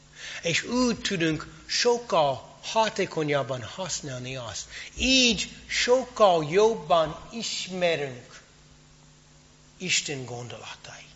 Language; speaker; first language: Hungarian; non-native, fluent; English